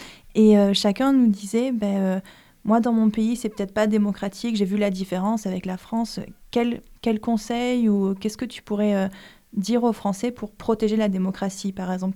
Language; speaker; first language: French; native; French